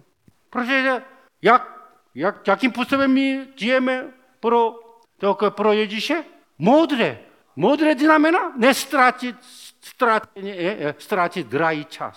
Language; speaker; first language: Czech; non-native, learner; Korean